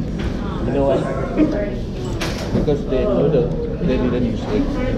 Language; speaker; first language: English; non-native, local second language; Malay